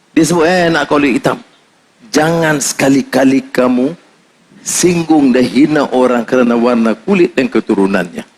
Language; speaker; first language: Malay; native; Malay